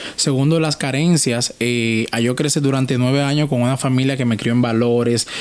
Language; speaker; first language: Spanish; native; Spanish